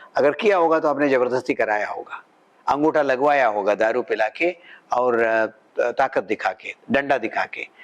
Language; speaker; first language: Hindi; non-native, local second language; Malayalam